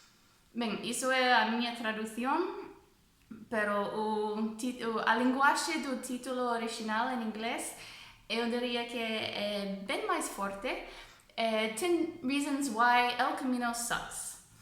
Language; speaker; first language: Portuguese; non-native, fluent; English